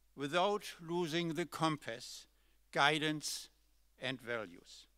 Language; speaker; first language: English; non-native, fluent; German